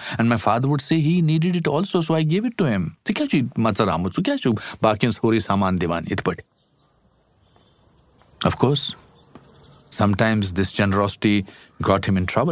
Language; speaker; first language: English; non-native, local second language; Kashmiri